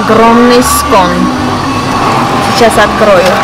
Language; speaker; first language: Russian; non-native, fluent; Armenian